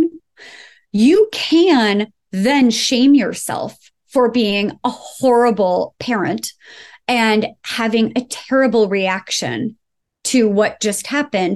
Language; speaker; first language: English; native; English